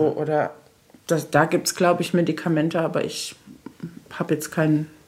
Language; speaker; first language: German; native; German